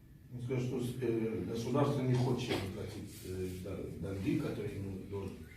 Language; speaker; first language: Russian; non-native, fluent; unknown